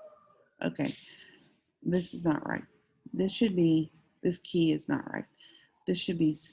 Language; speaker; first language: English; native; English